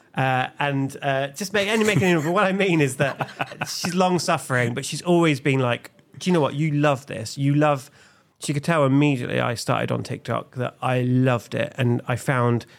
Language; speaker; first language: English; native; English